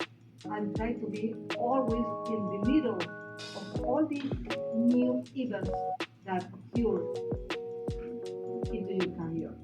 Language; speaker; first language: English; non-native, learner; Spanish